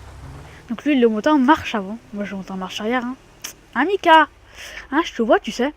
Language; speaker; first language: French; native; French